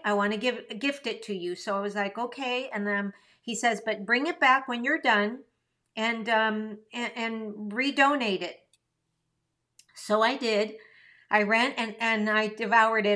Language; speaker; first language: English; early bilingual, other home language; Spanish